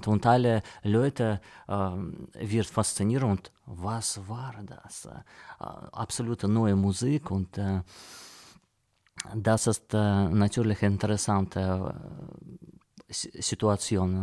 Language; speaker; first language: German; non-native, learner; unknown